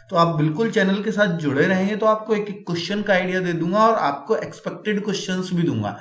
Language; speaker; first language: Hindi; native; Hindi